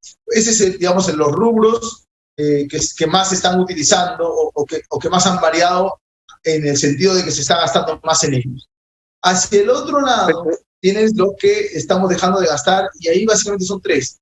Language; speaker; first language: Spanish; native; Spanish